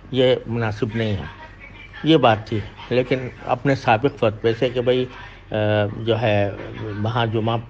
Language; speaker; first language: Urdu; native; Urdu